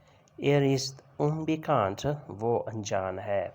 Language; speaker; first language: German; non-native, learner; Urdu